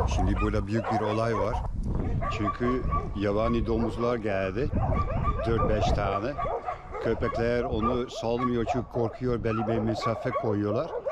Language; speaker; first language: Turkish; non-native, fluent; Dutch